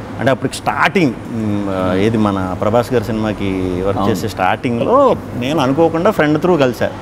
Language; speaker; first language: Telugu; native; Telugu